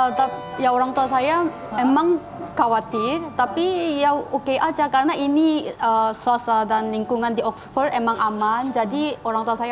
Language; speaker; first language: Indonesian; non-native, fluent; Korean